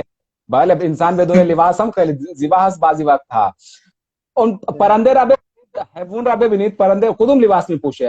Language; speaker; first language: Persian; non-native, fluent; Hindi